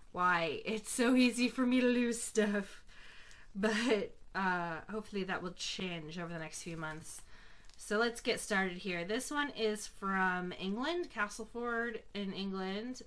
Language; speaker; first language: English; native; English